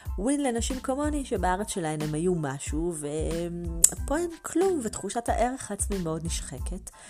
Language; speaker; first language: Hebrew; native; Hebrew